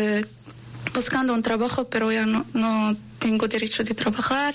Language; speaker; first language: Spanish; non-native, learner; Arabic